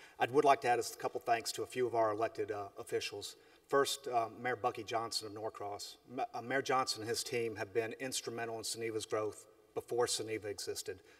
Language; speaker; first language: English; native; English